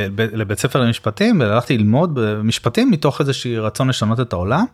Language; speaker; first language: Hebrew; native; Hebrew